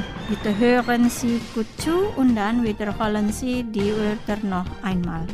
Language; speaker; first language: German; non-native, fluent; Indonesian